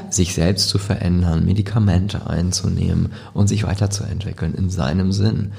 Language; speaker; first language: German; native; German